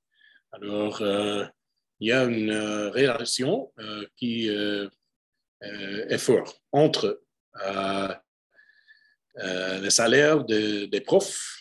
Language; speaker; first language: French; non-native, fluent; English